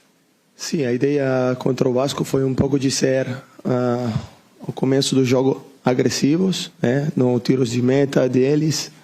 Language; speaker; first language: Portuguese; non-native, learner; Italian